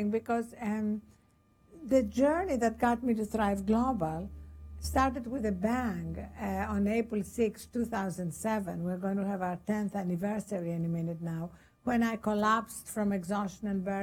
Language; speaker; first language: English; non-native, fluent; Greek